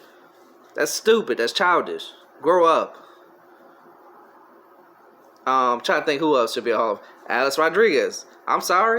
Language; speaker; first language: English; native; English